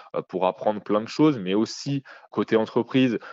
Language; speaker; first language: French; native; French